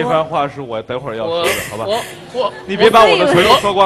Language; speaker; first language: Chinese; native; Chinese